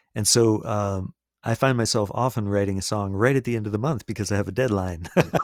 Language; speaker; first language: English; native; English